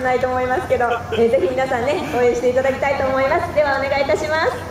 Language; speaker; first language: Japanese; native; Japanese